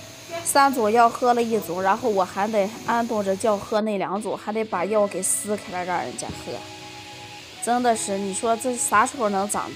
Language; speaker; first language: Chinese; native; Chinese